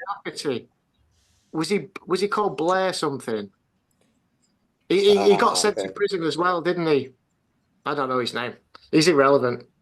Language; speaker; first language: English; native; English